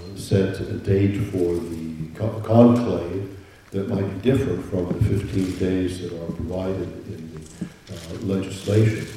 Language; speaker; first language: English; native; English